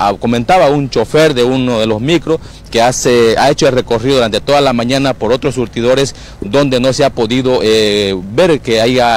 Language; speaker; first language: Spanish; native; Spanish